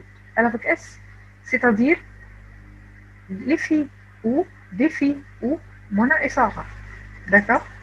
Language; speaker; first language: French; non-native, fluent; Arabic